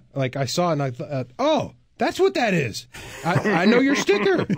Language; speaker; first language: English; native; English